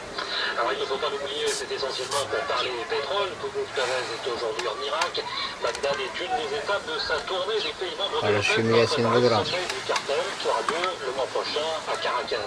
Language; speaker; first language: French; native; French